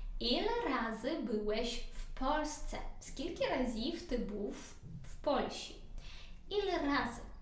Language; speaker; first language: Polish; non-native, learner; Ukrainian